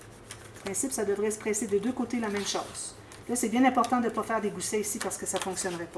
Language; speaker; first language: French; native; French